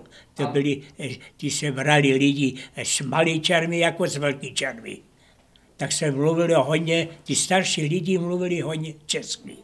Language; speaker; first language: Czech; early bilingual, heritage; Czech